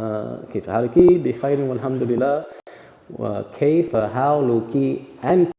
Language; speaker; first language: Arabic; non-native, learner; English